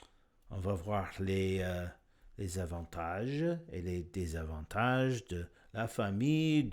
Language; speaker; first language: French; non-native, learner; English